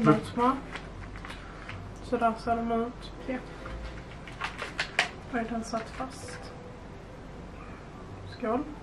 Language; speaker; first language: Swedish; native; Swedish